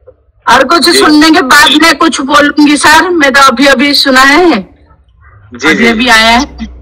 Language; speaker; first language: Hindi; non-native, local second language; Odia